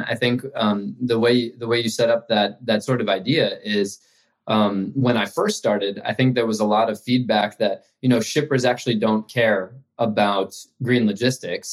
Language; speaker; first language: English; native; English